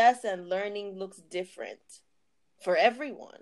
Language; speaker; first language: English; non-native, local second language; Igbo